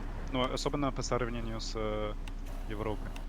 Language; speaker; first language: Russian; non-native, learner; English